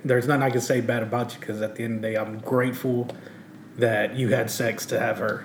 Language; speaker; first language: English; early bilingual, other home language; Spanish